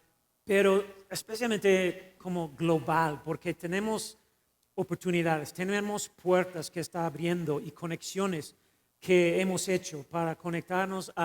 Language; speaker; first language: Spanish; non-native, fluent; English